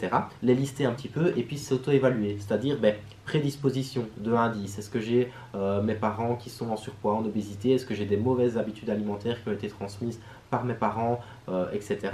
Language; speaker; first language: French; native; French